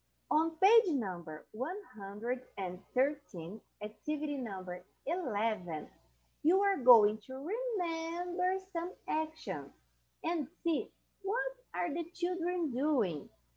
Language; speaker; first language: English; non-native, fluent; Portuguese